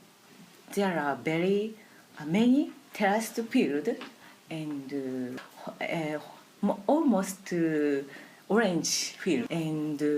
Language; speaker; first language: English; non-native, learner; Japanese